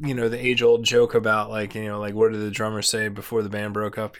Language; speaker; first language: English; native; English